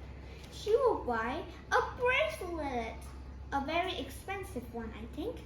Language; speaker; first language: English; non-native, fluent; Vietnamese